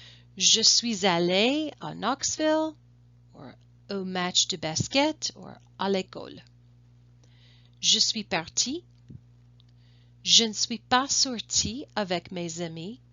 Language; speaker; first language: French; non-native, fluent; English